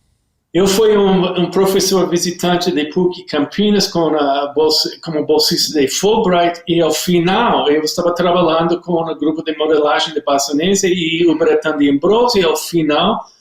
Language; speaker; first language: Portuguese; non-native, learner; English